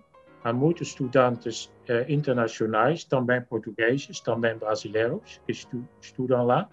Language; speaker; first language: Portuguese; non-native, fluent; Dutch